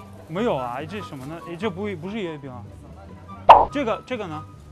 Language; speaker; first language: Chinese; non-native, fluent; Russian